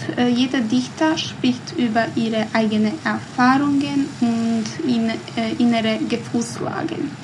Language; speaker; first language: German; non-native, learner; Bosnian